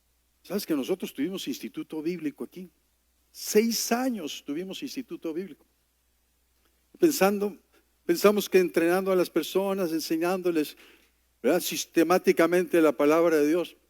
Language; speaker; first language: Spanish; native; Spanish